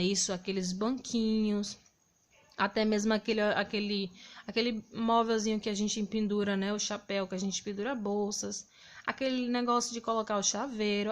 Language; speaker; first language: Portuguese; native; Portuguese